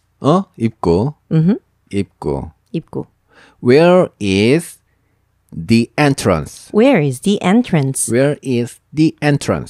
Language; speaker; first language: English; non-native, local second language; Korean